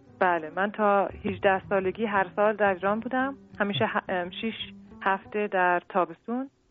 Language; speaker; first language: Persian; early bilingual, heritage; Persian